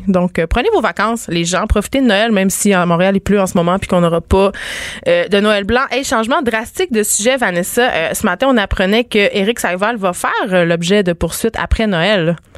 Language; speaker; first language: French; native; French